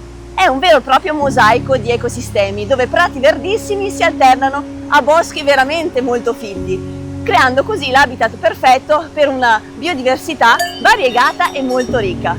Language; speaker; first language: Italian; native; Italian